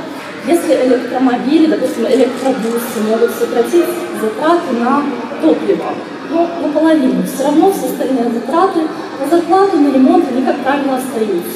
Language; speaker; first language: Russian; native; Russian